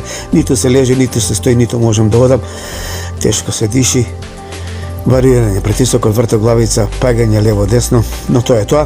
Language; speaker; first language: Macedonian; native; Macedonian